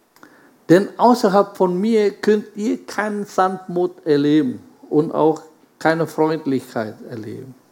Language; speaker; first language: German; non-native, fluent; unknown